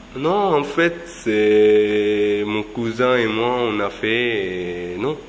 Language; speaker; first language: French; non-native, fluent; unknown